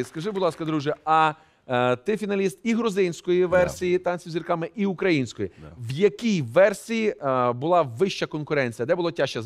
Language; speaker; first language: Ukrainian; native; Ukrainian